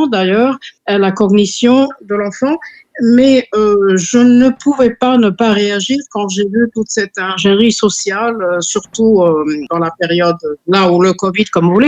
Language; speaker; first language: French; non-native, fluent; Serbian